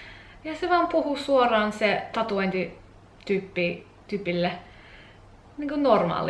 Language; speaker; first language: Finnish; non-native, learner; English